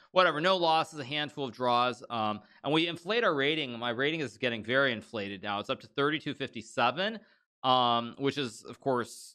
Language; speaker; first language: English; native; English